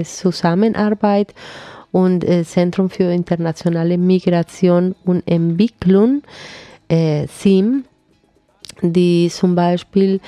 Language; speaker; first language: German; non-native, fluent; Spanish